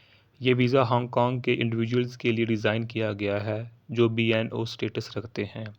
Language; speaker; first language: Urdu; native; Urdu